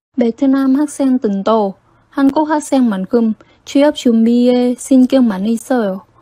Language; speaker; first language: Korean; non-native, fluent; Vietnamese